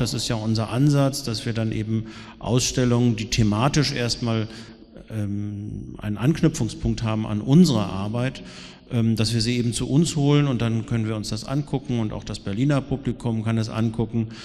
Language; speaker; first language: German; native; German